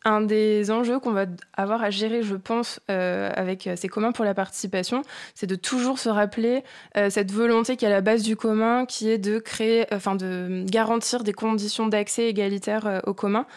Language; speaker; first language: French; native; French